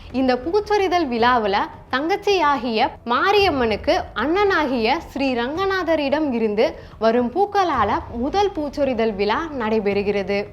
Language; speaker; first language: Tamil; native; Tamil